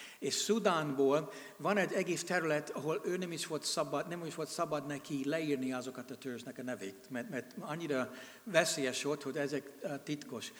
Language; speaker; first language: Hungarian; non-native, fluent; English